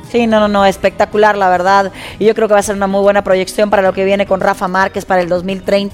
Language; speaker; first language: Spanish; native; Spanish